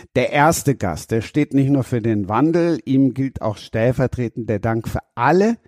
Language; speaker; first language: German; native; German